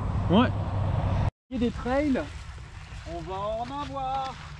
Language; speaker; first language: French; native; French